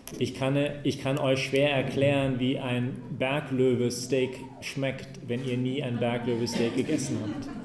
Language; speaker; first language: German; non-native, fluent; English